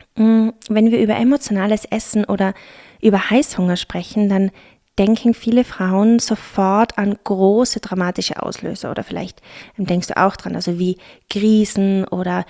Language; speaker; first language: German; native; German